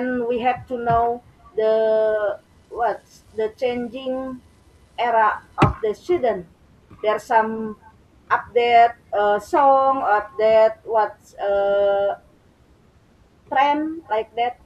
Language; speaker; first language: English; non-native, learner; Indonesian